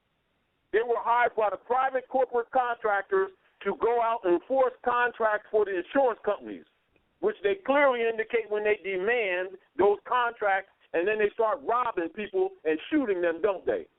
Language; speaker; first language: English; native; English